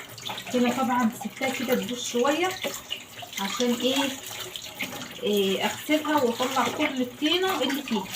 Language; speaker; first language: Arabic; native; Arabic